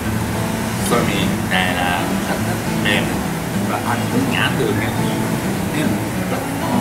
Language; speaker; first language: Vietnamese; non-native, learner; Japanese